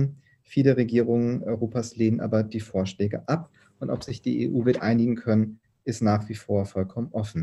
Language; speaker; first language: German; native; German